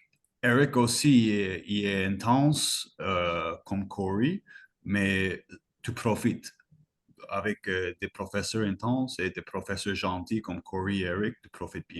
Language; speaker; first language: French; non-native, fluent; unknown